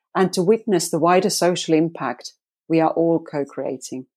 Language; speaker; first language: English; non-native, fluent; Finnish